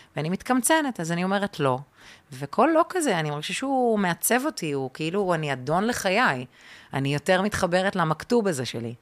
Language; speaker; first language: Hebrew; early bilingual, other home language; Russian